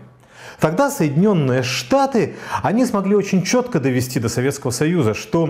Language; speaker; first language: Russian; native; Russian